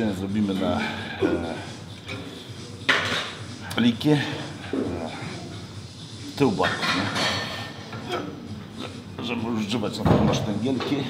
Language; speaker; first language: Polish; non-native, fluent; Lithuanian